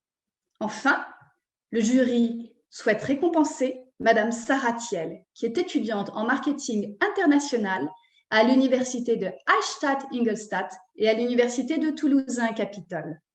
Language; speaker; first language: French; native; French